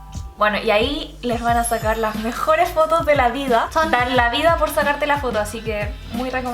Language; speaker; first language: Spanish; early bilingual, other home language; Korean